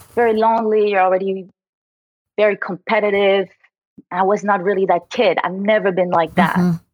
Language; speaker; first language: English; early bilingual, other home language; French